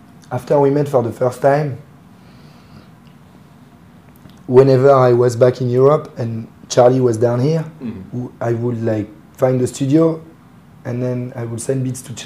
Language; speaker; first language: English; non-native, fluent; French